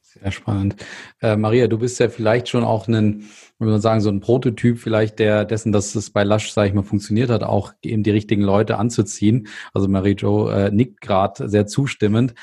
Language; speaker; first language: German; native; German